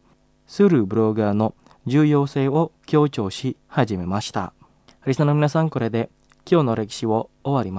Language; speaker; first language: Japanese; non-native, fluent; Indonesian